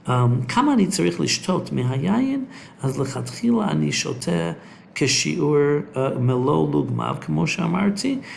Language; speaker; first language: Hebrew; non-native, fluent; English